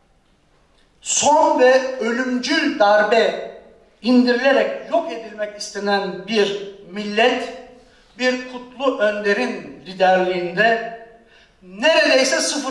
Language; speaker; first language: Turkish; native; Turkish